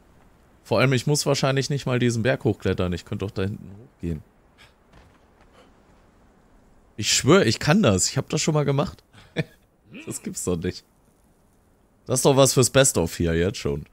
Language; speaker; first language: German; native; German